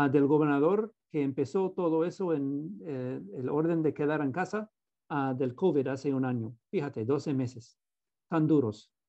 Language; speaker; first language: Spanish; non-native, fluent; English